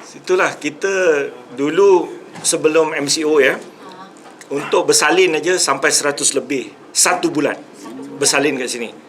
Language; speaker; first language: Malay; native; Malay